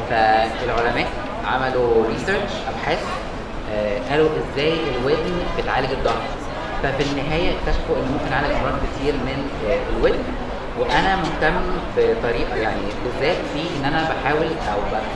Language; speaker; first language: Egyptian Arabic; native; Egyptian Arabic